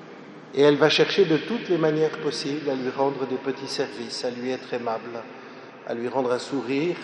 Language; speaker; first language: French; native; French